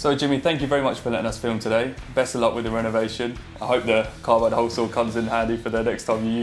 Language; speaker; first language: English; native; English